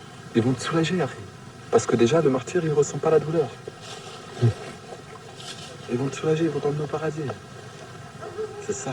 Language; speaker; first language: French; native; French